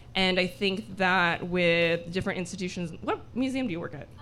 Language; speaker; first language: English; early bilingual, other home language; Filipino